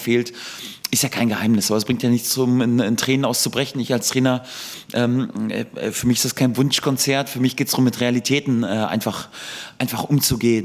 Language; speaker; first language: German; native; German